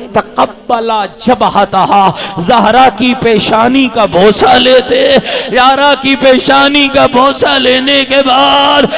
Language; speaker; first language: Urdu; native; Urdu